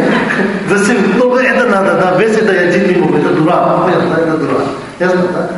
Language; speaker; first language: Russian; non-native, learner; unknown